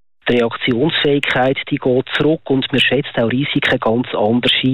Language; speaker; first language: German; native; German